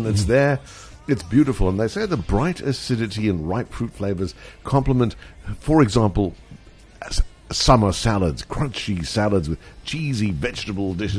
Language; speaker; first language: English; native; English